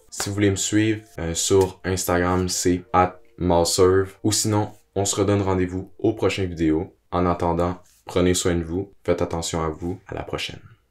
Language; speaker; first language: French; native; French